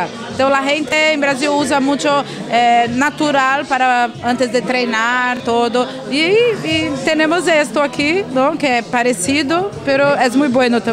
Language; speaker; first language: Spanish; non-native, learner; Portuguese